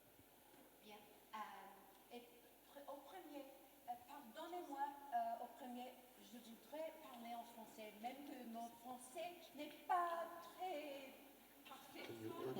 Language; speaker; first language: French; non-native, learner; English